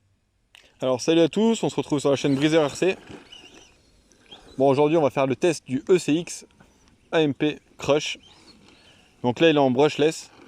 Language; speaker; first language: French; native; French